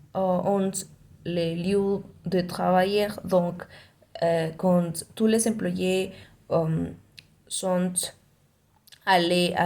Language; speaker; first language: French; non-native, learner; Spanish